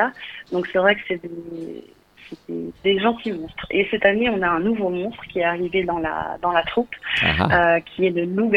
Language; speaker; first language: French; native; French